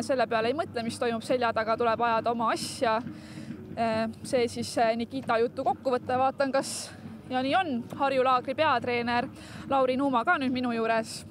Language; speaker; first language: Estonian; native; Estonian